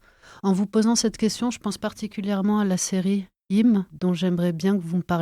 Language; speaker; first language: French; native; French